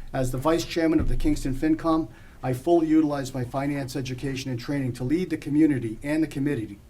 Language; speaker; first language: English; native; English